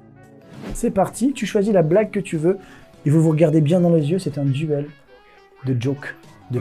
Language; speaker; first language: French; native; French